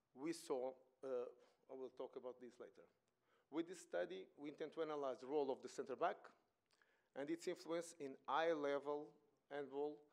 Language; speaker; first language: English; non-native, fluent; Portuguese